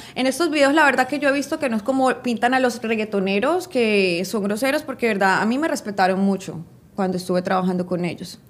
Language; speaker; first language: Spanish; native; Spanish